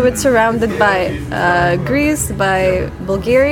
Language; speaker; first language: English; non-native, fluent; Macedonian